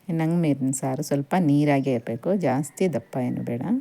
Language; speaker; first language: Kannada; native; Kannada